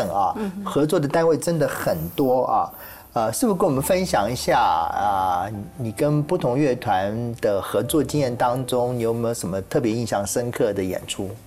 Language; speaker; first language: Chinese; native; Chinese